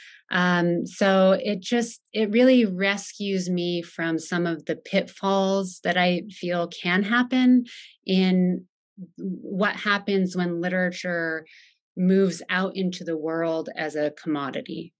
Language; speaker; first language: English; native; English